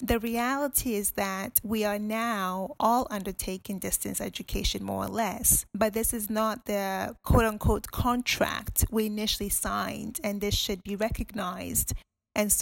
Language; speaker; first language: English; non-native, local second language; Akan